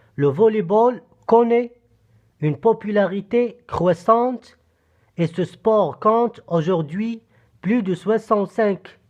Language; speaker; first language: French; non-native, local second language; Arabic